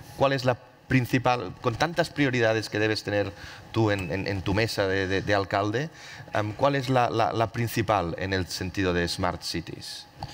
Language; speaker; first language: Spanish; native; Spanish